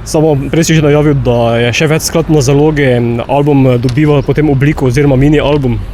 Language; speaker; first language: Slovenian; native; Slovenian